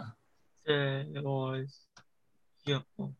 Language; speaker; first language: Chinese; early bilingual, heritage; Chinese